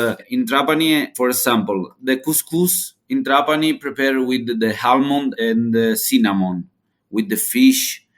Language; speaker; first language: English; non-native, learner; Italian